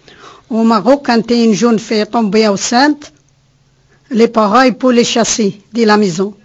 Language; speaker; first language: French; non-native, learner; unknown